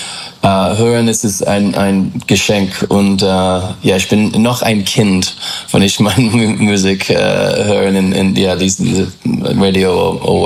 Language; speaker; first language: German; non-native, learner; English